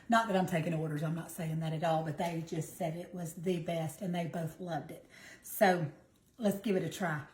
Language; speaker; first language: English; native; English